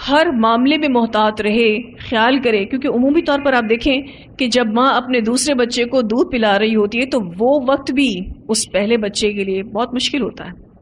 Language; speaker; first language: Urdu; native; Urdu